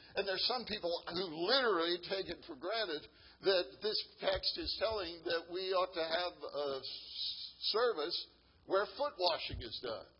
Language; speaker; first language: English; native; English